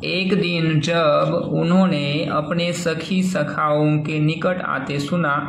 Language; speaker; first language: Hindi; non-native, local second language; Marathi